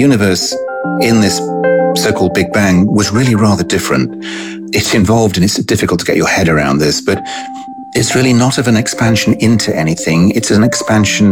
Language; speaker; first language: English; native; English